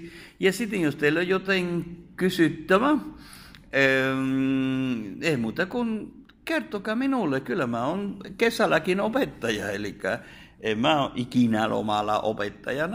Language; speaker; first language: Finnish; non-native, fluent; Spanish